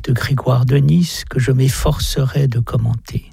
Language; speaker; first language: French; native; French